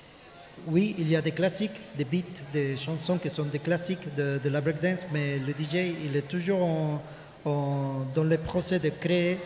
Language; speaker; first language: French; non-native, fluent; Spanish